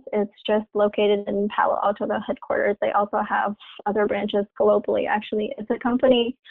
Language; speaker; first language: English; non-native, fluent; Chinese